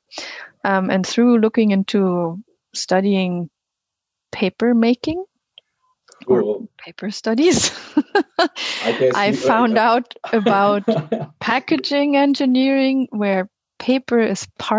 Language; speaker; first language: English; non-native, fluent; German